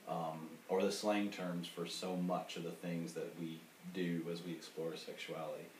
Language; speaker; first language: English; native; English